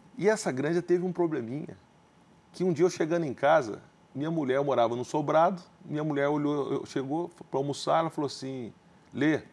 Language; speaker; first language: Portuguese; native; Portuguese